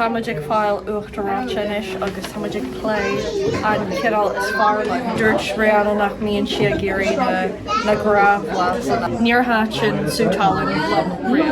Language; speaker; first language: Irish; non-native, learner; English